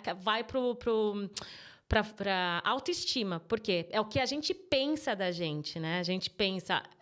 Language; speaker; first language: Portuguese; native; Portuguese